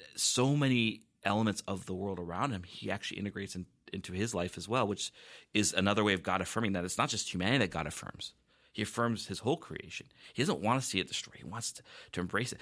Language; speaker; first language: English; native; English